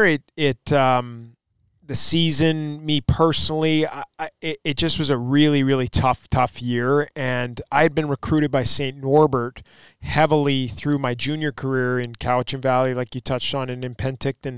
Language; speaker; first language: English; native; English